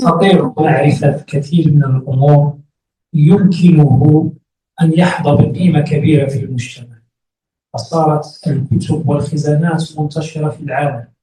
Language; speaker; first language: Arabic; native; Arabic